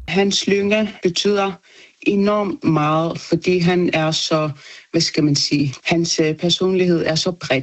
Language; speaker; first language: Danish; non-native, local second language; Kalaallisut